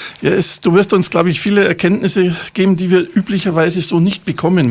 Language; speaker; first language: German; native; German